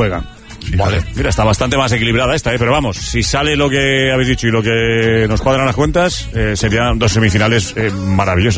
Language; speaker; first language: Spanish; native; Spanish